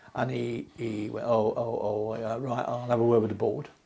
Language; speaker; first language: English; native; English